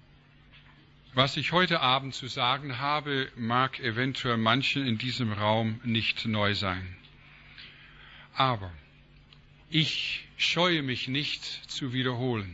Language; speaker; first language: German; non-native, fluent; English